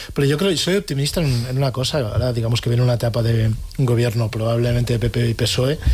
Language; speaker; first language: Spanish; native; Spanish